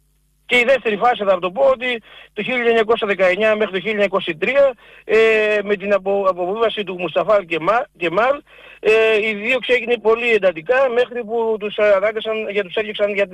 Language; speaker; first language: Greek; native; Greek